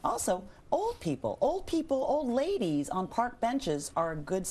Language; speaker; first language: English; native; English